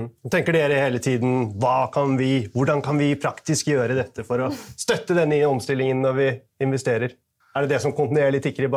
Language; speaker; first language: Norwegian; native; Norwegian